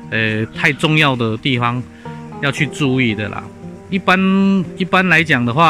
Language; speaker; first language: Chinese; native; Chinese